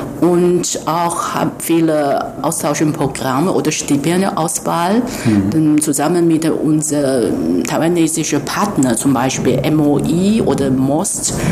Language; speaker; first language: German; non-native, fluent; Chinese